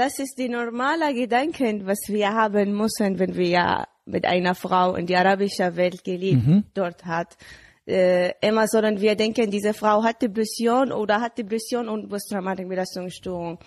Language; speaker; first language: German; non-native, learner; Arabic